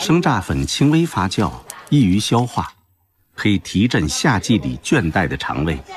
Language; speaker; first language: Chinese; native; Chinese